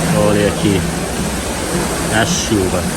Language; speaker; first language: Portuguese; non-native, learner; English